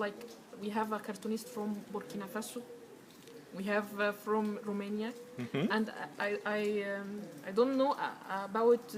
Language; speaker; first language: English; non-native, learner; Arabic